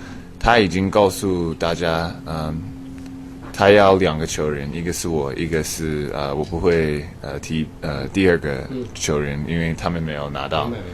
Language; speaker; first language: Chinese; early bilingual, heritage; English